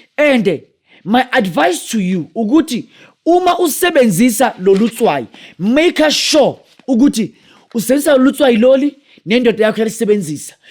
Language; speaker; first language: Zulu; native; Zulu